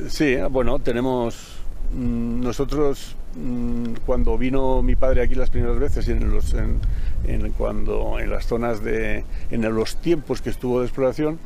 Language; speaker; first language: Spanish; native; Spanish